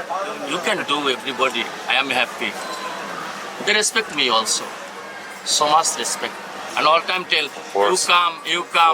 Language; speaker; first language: English; non-native, learner; Bangla